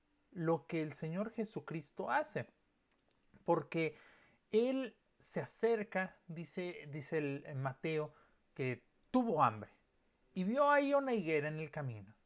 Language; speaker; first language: Spanish; native; Spanish